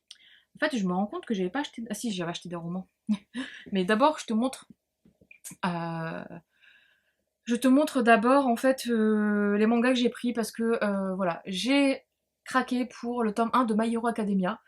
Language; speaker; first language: French; native; French